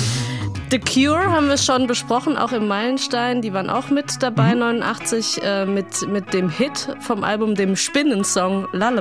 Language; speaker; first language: German; native; German